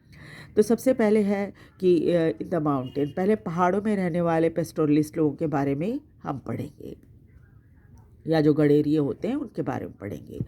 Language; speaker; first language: Hindi; native; Hindi